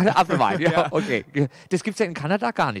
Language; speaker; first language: German; native; German